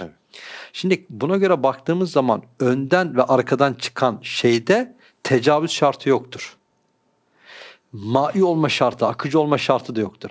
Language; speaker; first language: Turkish; native; Turkish